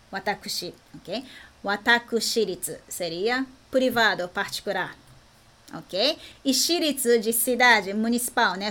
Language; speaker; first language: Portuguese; non-native, fluent; Japanese